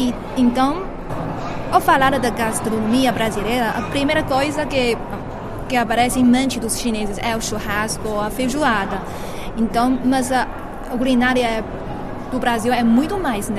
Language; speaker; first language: Portuguese; non-native, fluent; Chinese